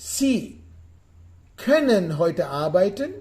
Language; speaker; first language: German; non-native, fluent; Sinhala